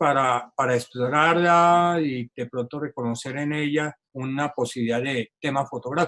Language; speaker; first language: Spanish; native; Spanish